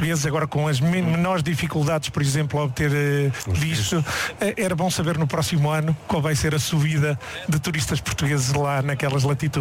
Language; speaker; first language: Portuguese; native; Portuguese